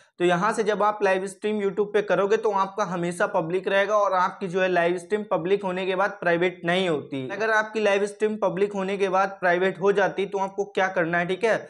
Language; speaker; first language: Hindi; native; Hindi